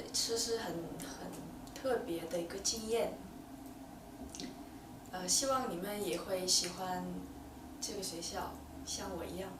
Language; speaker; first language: Chinese; non-native, fluent; Vietnamese